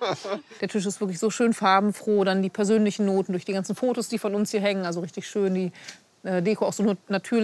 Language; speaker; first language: German; native; German